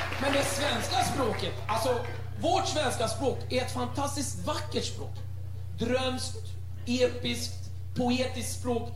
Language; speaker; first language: Swedish; early bilingual, other home language; Arabic